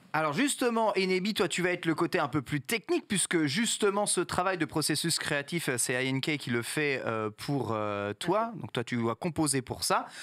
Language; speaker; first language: French; native; French